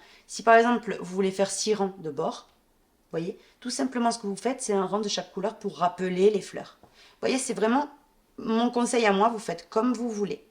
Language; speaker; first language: French; native; French